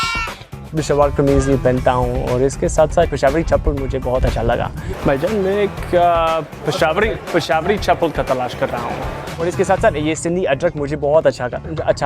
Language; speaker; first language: Hindi; non-native, fluent; English